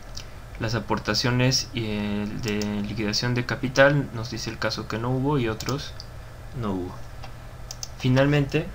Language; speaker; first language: Spanish; native; Spanish